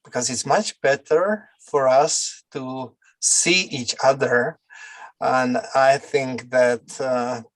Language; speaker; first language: English; non-native, fluent; Czech